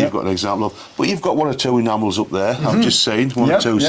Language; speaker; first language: English; native; English